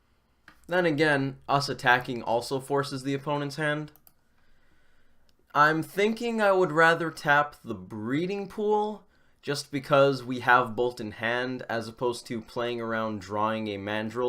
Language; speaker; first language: English; native; English